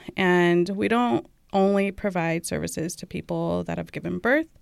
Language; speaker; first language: English; early bilingual, other home language; Amharic